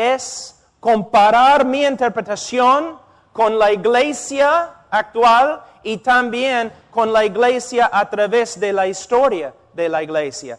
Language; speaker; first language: Spanish; non-native, fluent; English